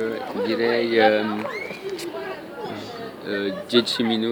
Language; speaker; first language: Italian; non-native, learner; French